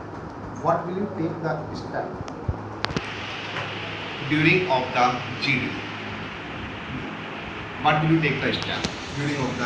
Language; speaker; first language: English; non-native, local second language; Hindi